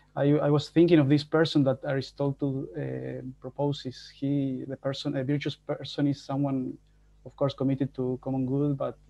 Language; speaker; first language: English; non-native, fluent; Spanish